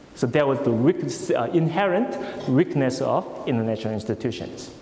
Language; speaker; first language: English; non-native, fluent; Korean